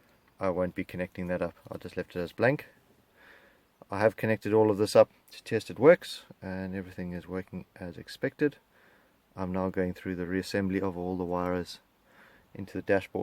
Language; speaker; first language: English; native; English